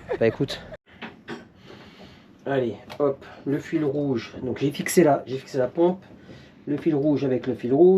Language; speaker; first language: French; native; French